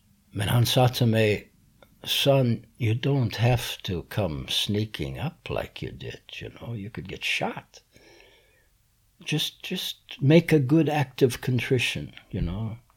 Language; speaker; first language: English; native; English